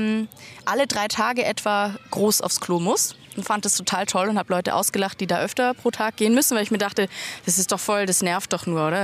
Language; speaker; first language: German; native; German